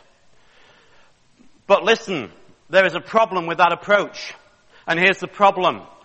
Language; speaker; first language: English; native; English